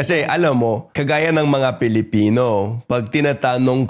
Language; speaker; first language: Filipino; non-native, fluent; English